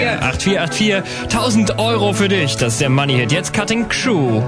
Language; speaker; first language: German; native; German